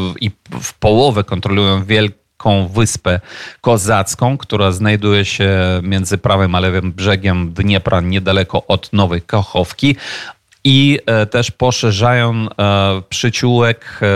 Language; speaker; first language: Polish; non-native, fluent; Ukrainian